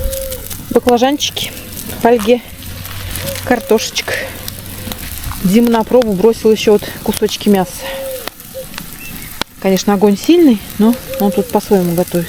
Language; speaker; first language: Russian; native; Russian